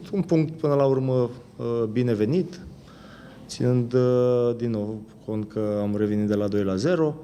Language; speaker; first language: Romanian; native; Romanian